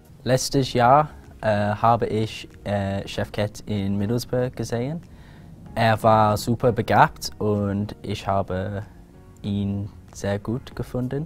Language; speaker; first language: German; non-native, learner; English